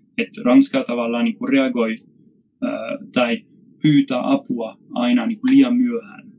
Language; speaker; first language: Finnish; non-native, fluent; French